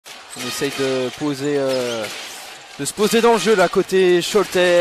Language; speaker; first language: French; native; French